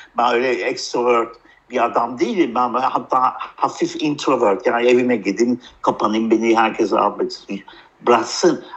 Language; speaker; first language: Turkish; early bilingual, heritage; Turkish